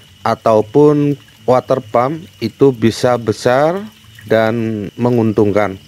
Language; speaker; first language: Indonesian; native; Indonesian